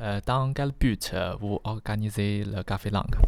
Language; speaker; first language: French; non-native, learner; Chinese